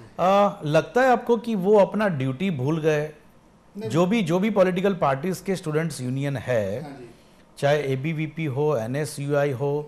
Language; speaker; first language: Hindi; non-native, local second language; Gujarati